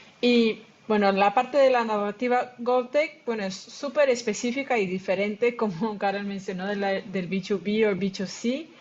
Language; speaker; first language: Spanish; early bilingual, heritage; Spanish